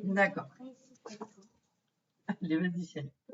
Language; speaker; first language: French; native; French